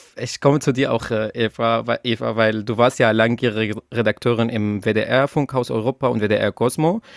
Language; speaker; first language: German; non-native, fluent; Arabic